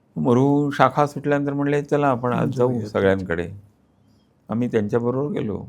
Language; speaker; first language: Marathi; native; Marathi